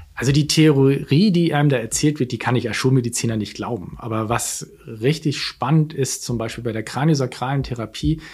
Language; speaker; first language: German; native; German